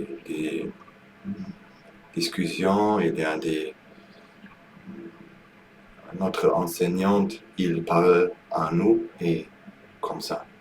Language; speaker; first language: French; non-native, learner; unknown